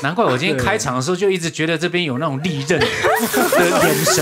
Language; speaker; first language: Chinese; native; Chinese